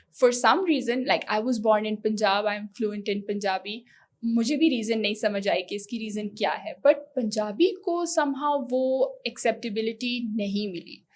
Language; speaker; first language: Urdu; non-native, local second language; Northern Hindko